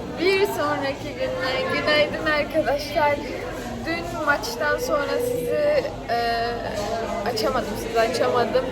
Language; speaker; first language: Turkish; early bilingual, heritage; Turkish